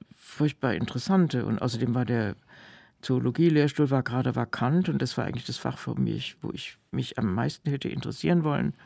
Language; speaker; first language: German; native; German